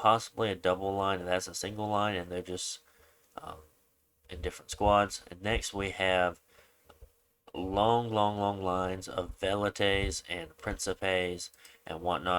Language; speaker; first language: English; native; English